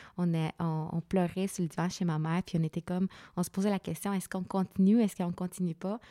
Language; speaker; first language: French; non-native, fluent; Spanish